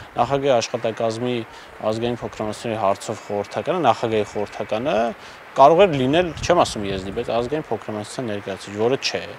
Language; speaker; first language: Armenian; non-native, local second language; Kurdish